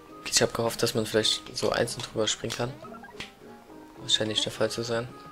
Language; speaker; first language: German; native; German